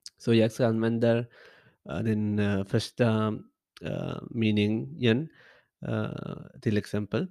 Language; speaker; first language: Swedish; non-native, learner; English